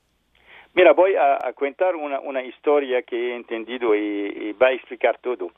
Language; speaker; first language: Spanish; non-native, learner; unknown